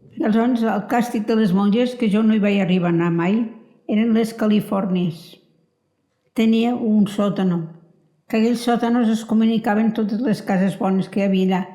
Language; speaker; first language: Catalan; native; Catalan